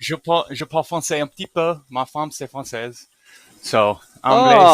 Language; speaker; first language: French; non-native, learner; English